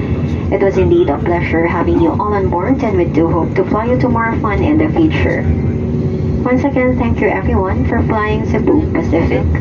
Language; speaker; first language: English; non-native, local second language; Filipino